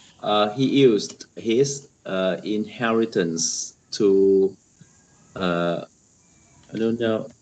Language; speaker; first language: English; non-native, learner; Vietnamese